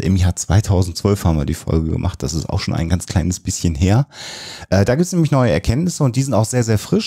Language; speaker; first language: German; native; German